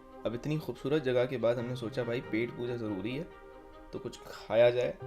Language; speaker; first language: Urdu; native; Urdu